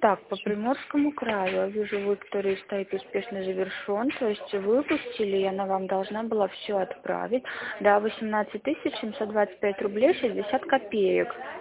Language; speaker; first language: Russian; native; Russian